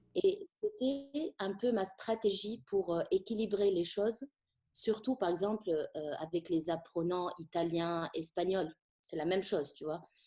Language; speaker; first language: French; non-native, local second language; Arabic